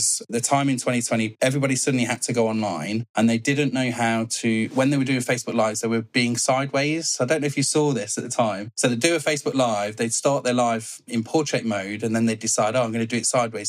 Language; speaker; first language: English; native; English